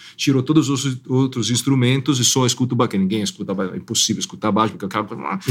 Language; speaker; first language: Portuguese; non-native, fluent; Italian